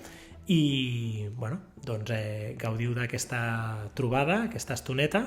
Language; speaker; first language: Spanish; non-native, local second language; Catalan